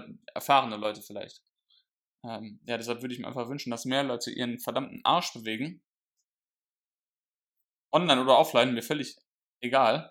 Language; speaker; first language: German; native; German